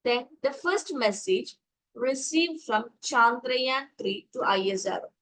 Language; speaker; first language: English; non-native, local second language; Malayalam